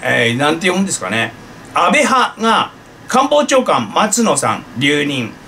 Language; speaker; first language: Japanese; native; Japanese